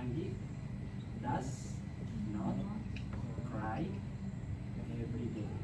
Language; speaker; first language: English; non-native, fluent; Indonesian